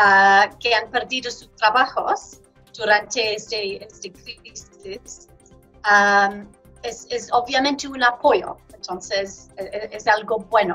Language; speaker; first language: Spanish; non-native, fluent; English